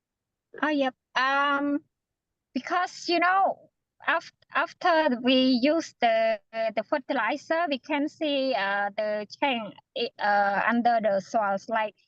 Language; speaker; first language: English; non-native, fluent; Khmer